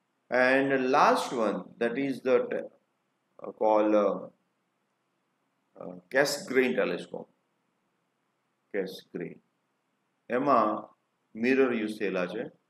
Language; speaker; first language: English; non-native, local second language; Gujarati